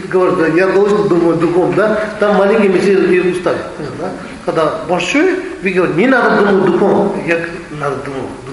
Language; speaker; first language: Russian; non-native, learner; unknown